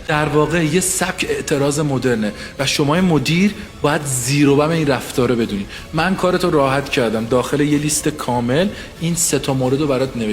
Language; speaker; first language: Persian; native; Persian